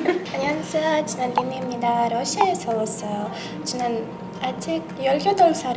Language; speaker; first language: Korean; non-native, learner; Russian